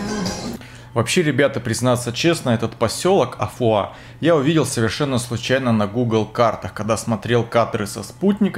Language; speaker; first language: Russian; native; Russian